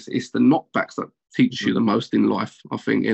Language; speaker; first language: English; native; English